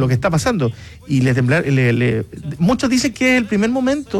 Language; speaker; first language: Spanish; native; Spanish